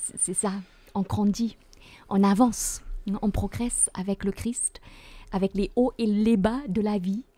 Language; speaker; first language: French; non-native, fluent; German